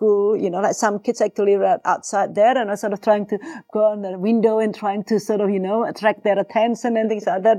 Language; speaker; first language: English; non-native, fluent; Javanese